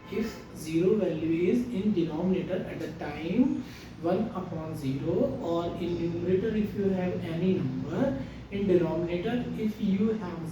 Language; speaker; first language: English; non-native, local second language; Hindi